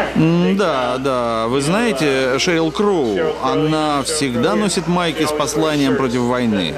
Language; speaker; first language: Russian; non-native, learner; English